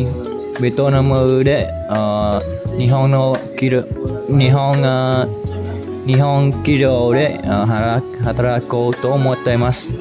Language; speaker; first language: Japanese; non-native, learner; Vietnamese